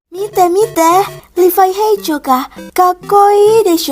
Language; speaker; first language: Japanese; non-native, learner; Indonesian